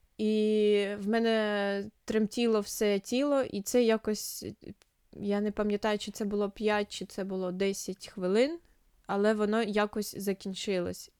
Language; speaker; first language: Ukrainian; non-native, local second language; Russian